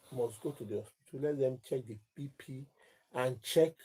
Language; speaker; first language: English; non-native, local second language; Yoruba